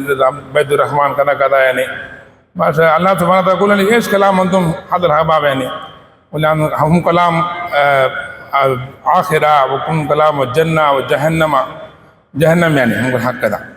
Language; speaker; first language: Arabic; non-native, learner; Indonesian